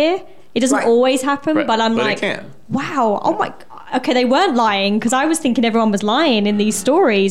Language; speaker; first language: English; native; English